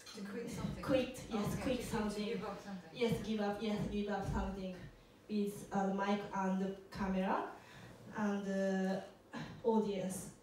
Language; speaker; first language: English; non-native, learner; Japanese